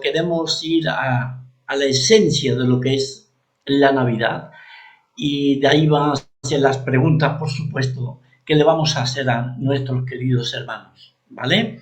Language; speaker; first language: Spanish; native; Spanish